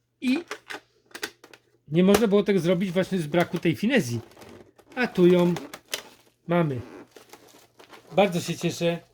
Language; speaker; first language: Polish; native; Polish